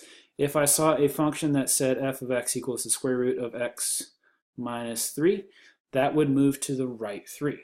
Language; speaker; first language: English; native; English